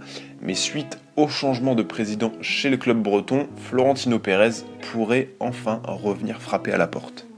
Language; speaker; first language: French; native; French